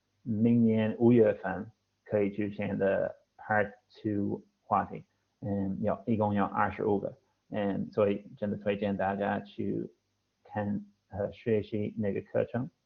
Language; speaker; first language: Chinese; non-native, fluent; English